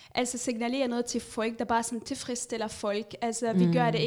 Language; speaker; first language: Danish; non-native, fluent; Arabic